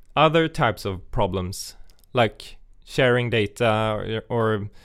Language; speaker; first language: English; non-native, fluent; Swedish